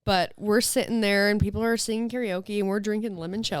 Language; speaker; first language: English; native; English